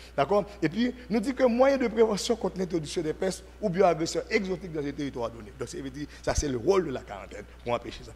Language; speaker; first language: French; non-native, local second language; Haitian Creole